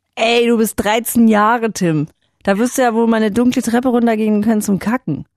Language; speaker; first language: German; native; German